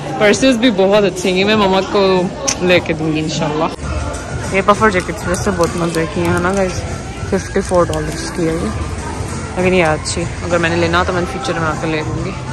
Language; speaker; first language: Urdu; native; Urdu